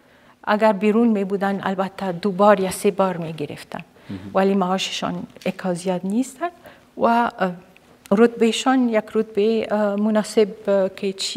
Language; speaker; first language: Persian; non-native, fluent; Arabic